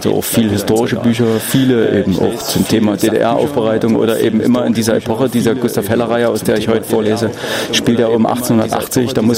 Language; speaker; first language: German; native; German